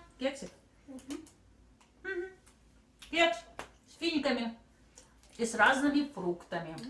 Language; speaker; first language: Russian; native; Russian